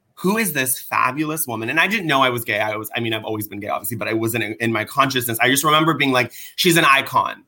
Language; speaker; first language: English; early bilingual, other home language; Persian